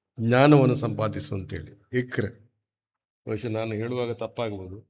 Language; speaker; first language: Kannada; non-native, local second language; Tulu